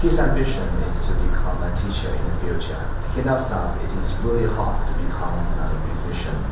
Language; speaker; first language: English; non-native, fluent; Chinese